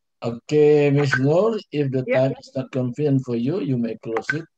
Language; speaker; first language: English; non-native, fluent; Indonesian